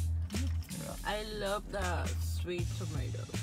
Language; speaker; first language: English; non-native, learner; Spanish